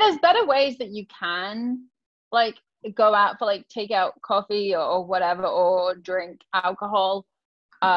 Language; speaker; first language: English; native; English